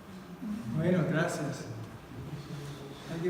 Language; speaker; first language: Spanish; non-native, fluent; English